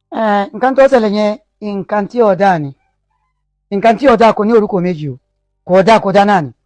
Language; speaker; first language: Yoruba; non-native, local second language; Fula